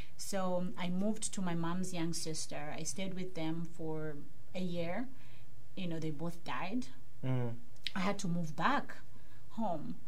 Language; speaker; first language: English; non-native, local second language; Bemba